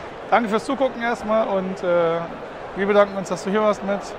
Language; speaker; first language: German; native; German